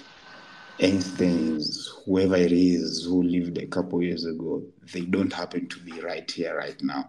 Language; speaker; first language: English; non-native, local second language; Swahili